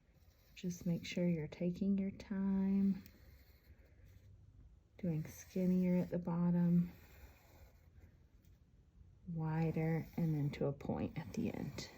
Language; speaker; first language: English; native; English